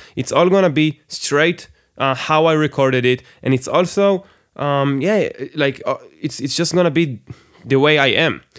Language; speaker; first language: English; non-native, fluent; Hebrew